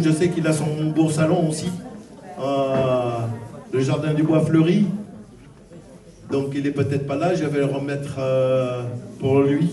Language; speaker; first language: French; native; French